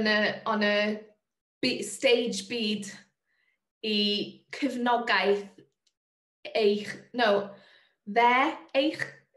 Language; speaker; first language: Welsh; non-native, learner; English